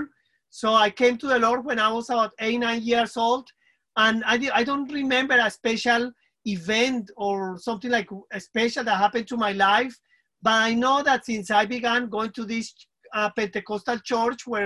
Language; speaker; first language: English; non-native, fluent; Spanish